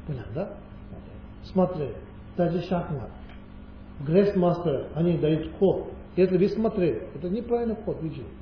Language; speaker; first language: Russian; non-native, learner; Tibetan